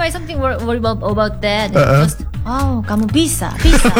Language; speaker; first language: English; non-native, learner; Korean